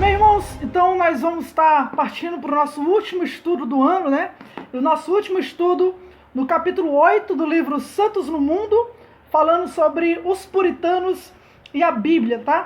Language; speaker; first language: Portuguese; native; Portuguese